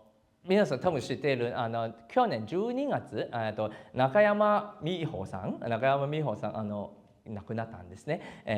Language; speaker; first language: Japanese; non-native, learner; Cantonese